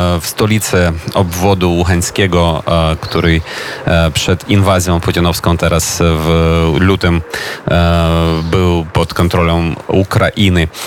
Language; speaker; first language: Polish; non-native, fluent; Ukrainian